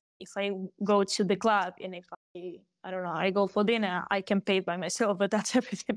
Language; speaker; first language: English; non-native, fluent; Galician